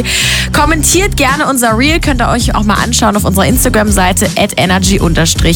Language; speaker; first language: German; native; German